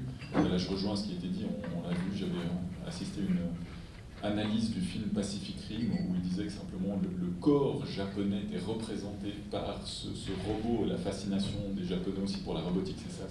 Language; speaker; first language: French; native; French